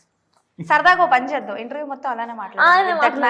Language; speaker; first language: Telugu; native; Telugu